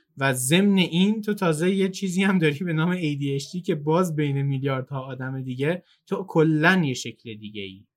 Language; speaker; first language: Persian; native; Persian